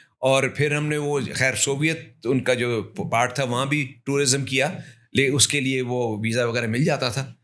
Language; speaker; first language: Urdu; native; Urdu